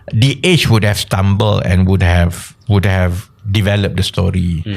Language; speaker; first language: English; non-native, local second language; Malay